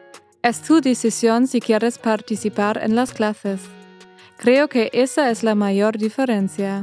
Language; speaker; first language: Spanish; non-native, fluent; German